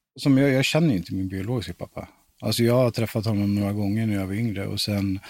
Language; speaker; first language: Swedish; native; Swedish